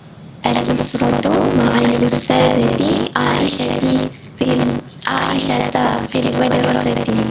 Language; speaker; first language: Arabic; non-native, learner; Malay